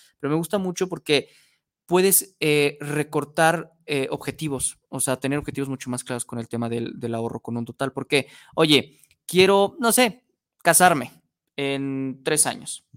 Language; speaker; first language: Spanish; native; Spanish